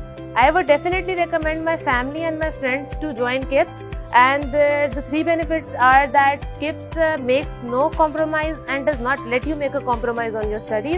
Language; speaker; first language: English; non-native, local second language; Urdu